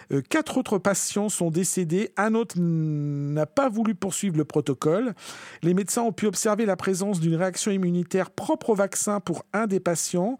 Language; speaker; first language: French; native; French